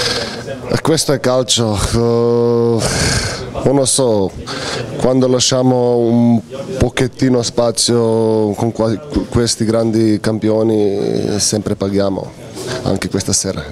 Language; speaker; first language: Italian; non-native, fluent; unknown